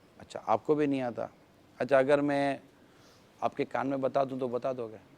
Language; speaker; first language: Urdu; native; Urdu